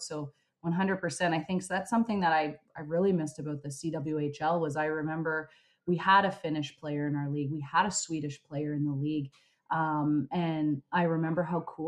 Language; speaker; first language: English; native; English